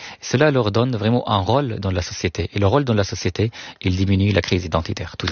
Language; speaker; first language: French; non-native, fluent; Arabic